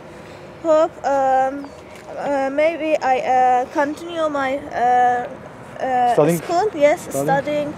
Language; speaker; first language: English; non-native, learner; Persian